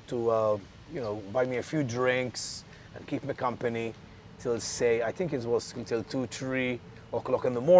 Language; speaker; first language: English; non-native, local second language; Maltese